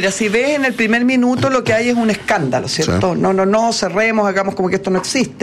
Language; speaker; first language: Spanish; native; Spanish